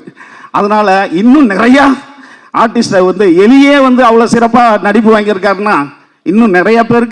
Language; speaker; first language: Tamil; native; Tamil